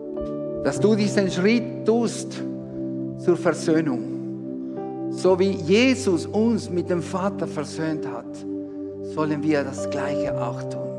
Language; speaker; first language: German; non-native, fluent; Spanish